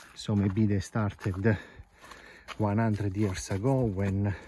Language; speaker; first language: English; non-native, fluent; Italian